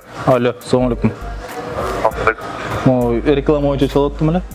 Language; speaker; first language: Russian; non-native, local second language; Kyrgyz